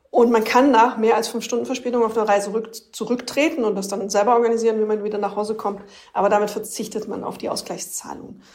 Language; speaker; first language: German; native; German